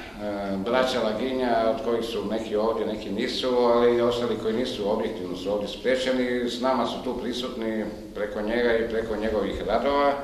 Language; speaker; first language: Croatian; native; Croatian